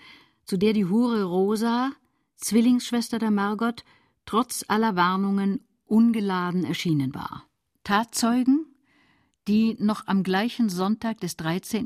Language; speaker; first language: German; native; German